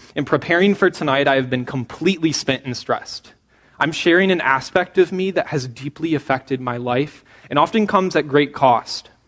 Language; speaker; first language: English; native; English